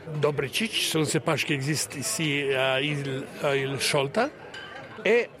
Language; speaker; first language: French; non-native, learner; Croatian